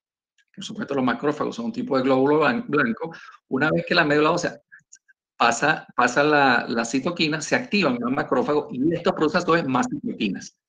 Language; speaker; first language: Spanish; native; Spanish